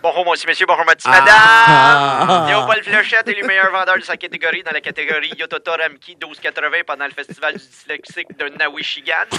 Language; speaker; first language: French; native; French